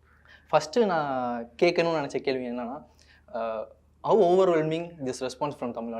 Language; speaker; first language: Tamil; native; Tamil